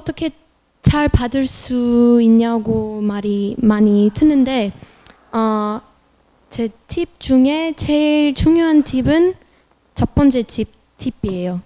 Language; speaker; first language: Korean; non-native, fluent; French